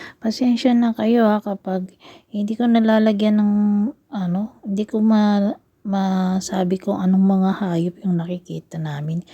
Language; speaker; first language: Filipino; native; Filipino